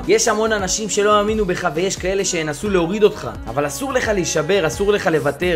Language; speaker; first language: Hebrew; native; Hebrew